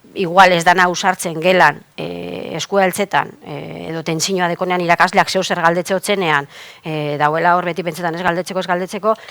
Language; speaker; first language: Basque; native; Basque